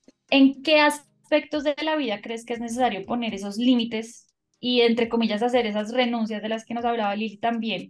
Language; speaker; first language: Spanish; native; Spanish